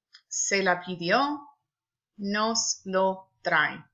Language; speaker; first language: Spanish; non-native, fluent; English